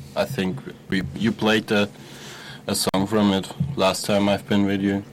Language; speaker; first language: English; non-native, fluent; Spanish